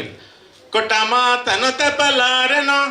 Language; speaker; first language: Kannada; native; Kannada